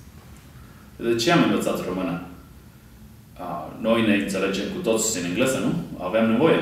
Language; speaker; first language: Romanian; non-native, fluent; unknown